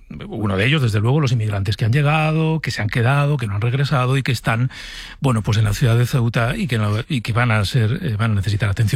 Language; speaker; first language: Spanish; native; Spanish